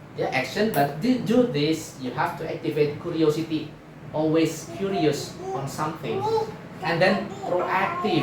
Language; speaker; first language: English; non-native, fluent; Indonesian